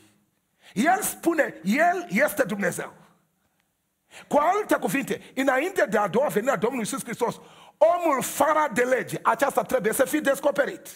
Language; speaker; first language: Romanian; non-native, learner; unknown